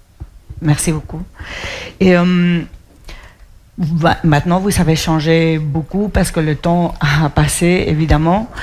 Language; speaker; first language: French; non-native, fluent; Spanish